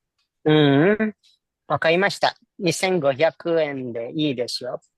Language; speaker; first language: Japanese; non-native, learner; Indonesian